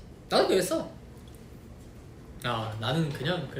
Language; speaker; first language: Korean; native; Korean